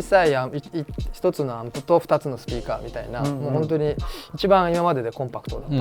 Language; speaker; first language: Japanese; native; Japanese